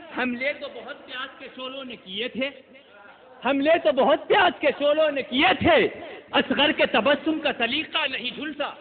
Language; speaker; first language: Urdu; native; Urdu